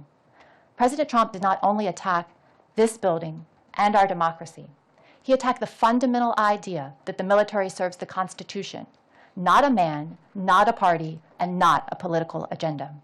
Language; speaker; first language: English; native; English